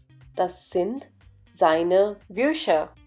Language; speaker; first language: German; non-native, fluent; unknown